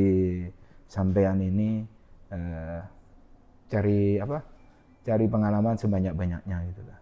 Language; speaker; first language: Indonesian; non-native, local second language; Madurese